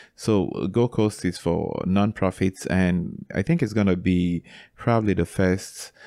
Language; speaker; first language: English; non-native, local second language; Igbo